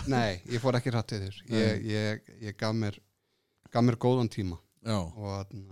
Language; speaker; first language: Icelandic; native; Icelandic